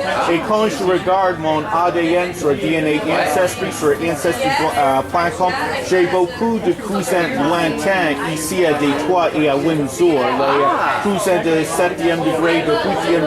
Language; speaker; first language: French; early bilingual, heritage; English